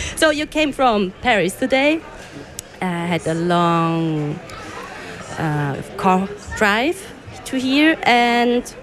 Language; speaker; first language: English; non-native, fluent; German